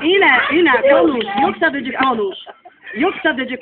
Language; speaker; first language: Turkish; non-native, learner; Slovak